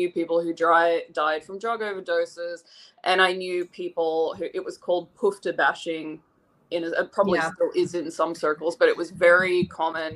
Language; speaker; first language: English; native; English